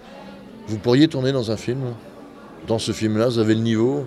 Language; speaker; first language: French; native; French